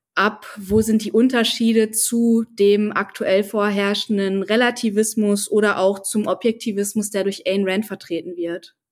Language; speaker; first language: German; native; German